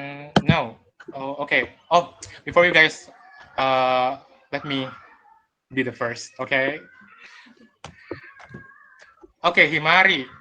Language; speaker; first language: English; non-native, fluent; Indonesian